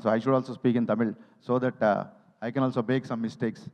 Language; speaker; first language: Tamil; non-native, learner; Telugu